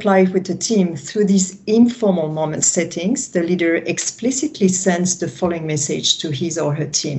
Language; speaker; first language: English; non-native, fluent; French